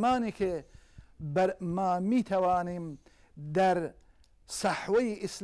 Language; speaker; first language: Persian; non-native, local second language; Kurdish